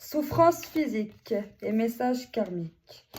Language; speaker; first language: French; native; French